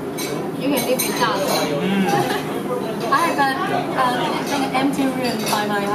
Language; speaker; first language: English; non-native, fluent; Cantonese